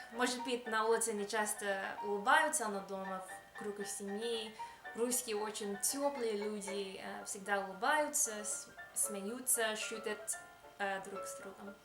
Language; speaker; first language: Russian; non-native, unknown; English